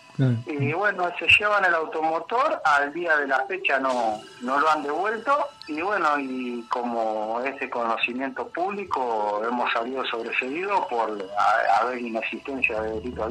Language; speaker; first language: Spanish; native; Spanish